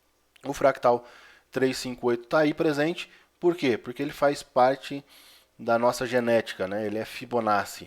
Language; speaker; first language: Portuguese; native; Portuguese